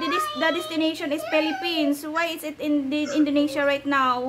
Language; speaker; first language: English; non-native, local second language; Filipino